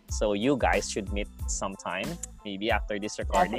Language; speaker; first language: English; non-native, local second language; Filipino